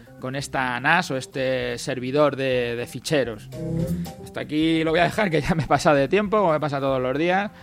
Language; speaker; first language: Spanish; native; Spanish